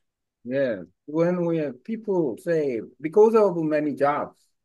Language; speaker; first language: English; non-native, learner; Korean